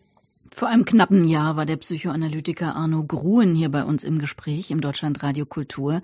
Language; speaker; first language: German; native; German